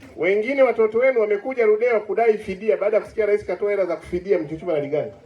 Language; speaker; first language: Swahili; native; Swahili